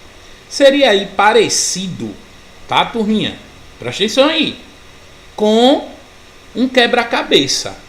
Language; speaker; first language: Portuguese; native; Portuguese